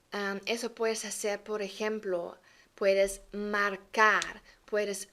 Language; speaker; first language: Spanish; non-native, fluent; German